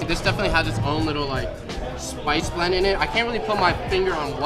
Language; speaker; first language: English; native; English